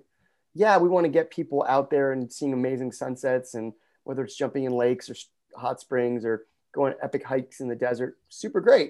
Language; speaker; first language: English; native; English